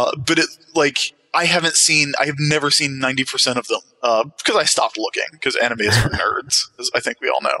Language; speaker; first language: English; native; English